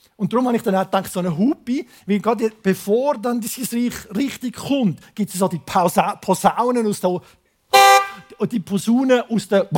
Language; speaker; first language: German; native; German